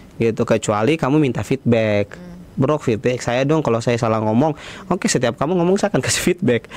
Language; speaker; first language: Indonesian; native; Indonesian